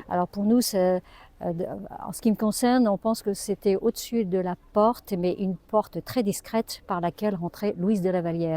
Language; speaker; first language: French; native; French